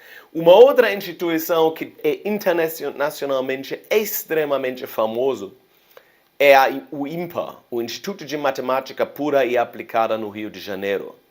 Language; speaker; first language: Portuguese; non-native, fluent; German